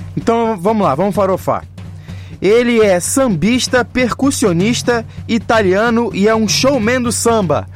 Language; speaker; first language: Portuguese; native; Portuguese